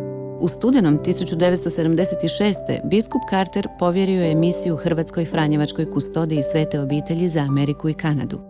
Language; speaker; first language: Croatian; native; Croatian